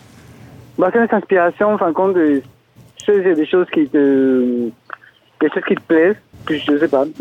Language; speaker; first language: French; non-native, fluent; Spanish